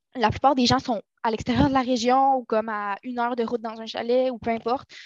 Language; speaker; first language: French; native; French